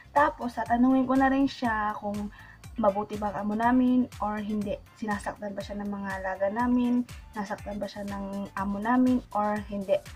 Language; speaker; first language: Filipino; native; Filipino